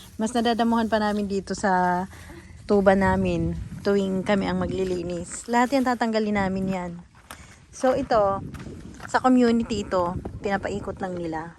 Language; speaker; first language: Filipino; native; Filipino